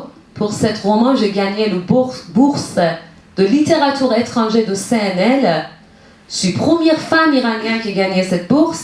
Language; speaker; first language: French; non-native, learner; Persian